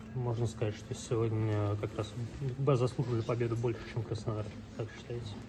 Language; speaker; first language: Russian; native; Russian